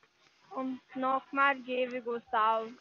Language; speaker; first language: German; non-native, learner; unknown